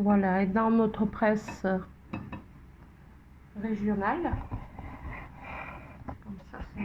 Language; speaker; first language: French; non-native, fluent; Russian